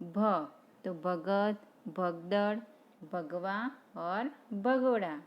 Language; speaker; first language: Hindi; non-native, local second language; Gujarati